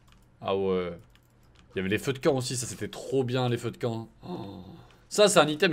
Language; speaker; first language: French; native; French